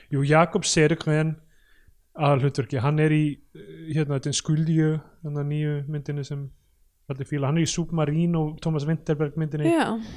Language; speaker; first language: Icelandic; native; Icelandic